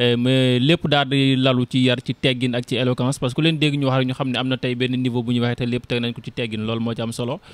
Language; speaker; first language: Wolof; native; Wolof